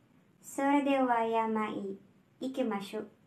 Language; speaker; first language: Japanese; non-native, learner; Filipino